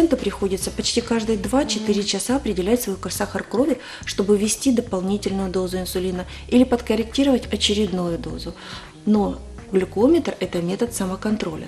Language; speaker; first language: Russian; native; Russian